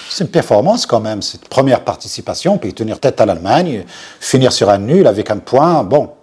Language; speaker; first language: French; non-native, local second language; Arabic